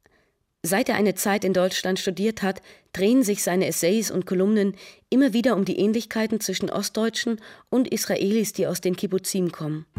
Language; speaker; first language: German; native; German